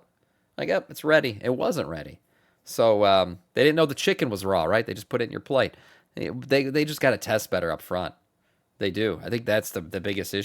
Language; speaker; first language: English; native; English